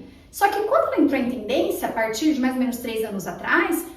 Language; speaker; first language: Portuguese; native; Portuguese